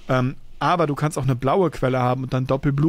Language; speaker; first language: German; native; German